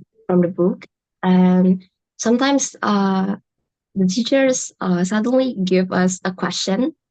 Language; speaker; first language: English; non-native, learner; Indonesian